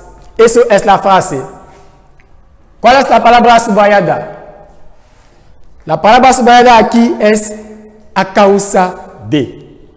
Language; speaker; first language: Spanish; non-native, fluent; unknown